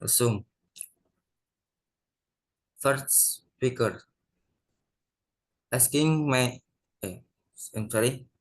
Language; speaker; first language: English; non-native, learner; Indonesian